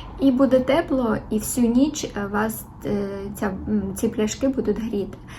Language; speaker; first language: Ukrainian; non-native, local second language; Russian